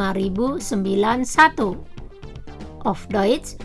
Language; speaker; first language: German; non-native, fluent; Indonesian